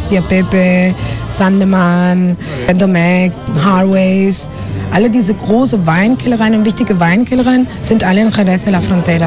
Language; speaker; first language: German; non-native, fluent; Spanish